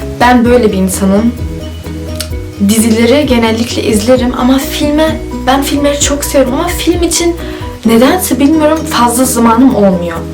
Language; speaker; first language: Turkish; early bilingual, heritage; Turkish